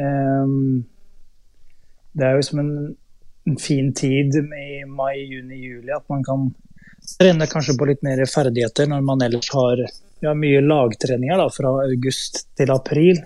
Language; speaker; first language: Norwegian; native; Norwegian